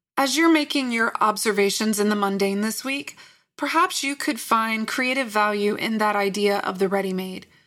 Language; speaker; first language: English; native; English